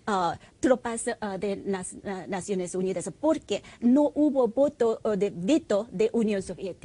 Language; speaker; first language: Spanish; non-native, fluent; Korean